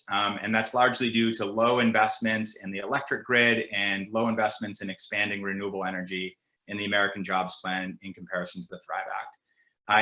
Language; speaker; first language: English; native; English